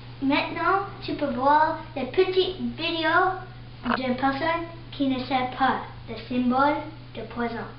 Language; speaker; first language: French; non-native, learner; English